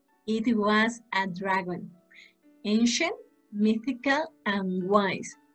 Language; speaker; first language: English; non-native, fluent; Spanish